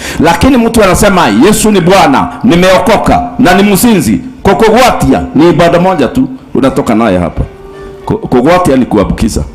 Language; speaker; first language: Swahili; native; Swahili